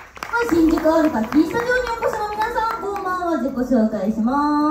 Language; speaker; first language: Japanese; native; Japanese